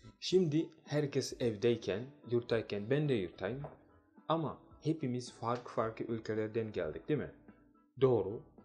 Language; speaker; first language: Turkish; non-native, fluent; Swahili